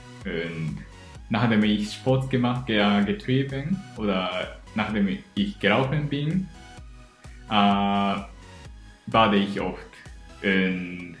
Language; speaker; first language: German; non-native, learner; Japanese